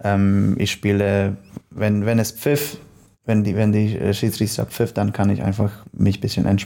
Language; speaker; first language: German; non-native, learner; Polish